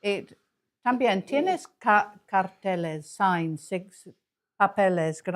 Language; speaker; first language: Spanish; non-native, learner; English